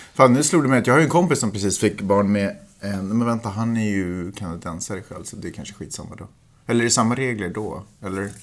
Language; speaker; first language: Swedish; native; Swedish